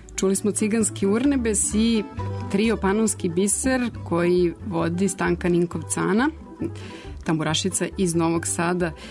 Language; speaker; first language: Serbian; native; Serbian